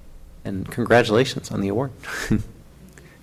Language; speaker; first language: English; native; English